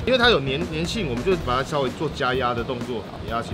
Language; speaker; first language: Chinese; native; Chinese